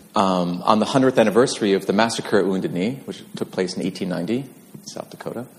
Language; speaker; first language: English; native; English